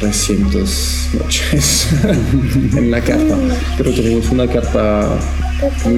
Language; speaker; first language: Spanish; non-native, learner; French